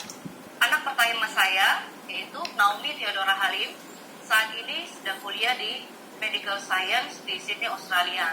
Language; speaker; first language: Indonesian; native; Indonesian